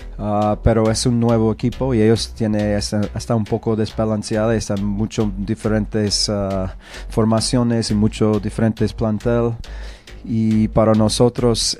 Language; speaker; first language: Spanish; non-native, learner; English